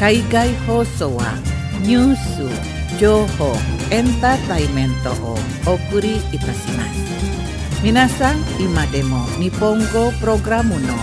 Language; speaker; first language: Japanese; non-native, learner; Indonesian